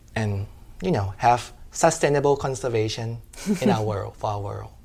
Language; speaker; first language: English; non-native, fluent; Thai